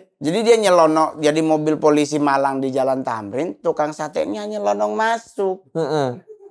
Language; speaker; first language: Indonesian; native; Indonesian